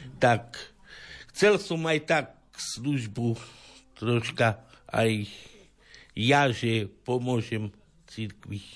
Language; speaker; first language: Slovak; native; Slovak